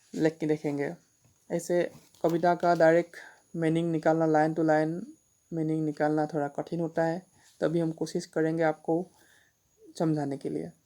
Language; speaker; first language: Hindi; non-native, local second language; Assamese